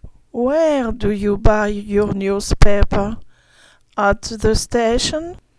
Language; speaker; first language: English; non-native, fluent; French